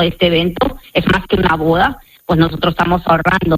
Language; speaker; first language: Spanish; native; Spanish